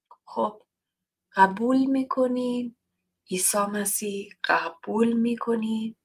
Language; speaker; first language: Persian; non-native, learner; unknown